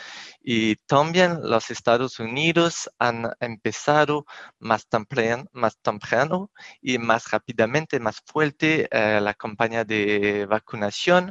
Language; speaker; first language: Spanish; non-native, fluent; French